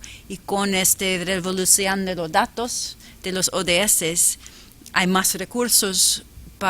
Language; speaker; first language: Spanish; non-native, fluent; English